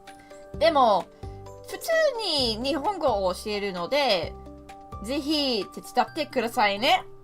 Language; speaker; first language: Japanese; non-native, learner; English